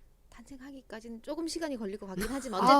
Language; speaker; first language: Korean; native; Korean